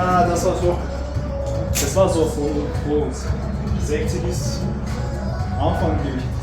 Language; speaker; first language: German; non-native, fluent; Bulgarian